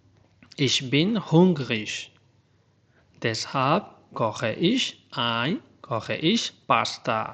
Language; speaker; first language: German; non-native, fluent; Urdu